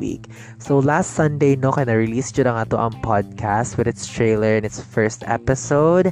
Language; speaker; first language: English; non-native, local second language; Cebuano